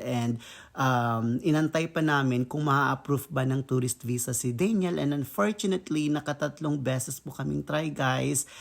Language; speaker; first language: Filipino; non-native, local second language; Kinaray-a